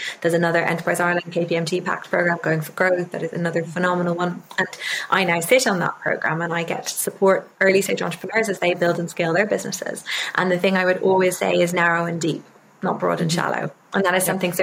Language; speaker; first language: English; native; English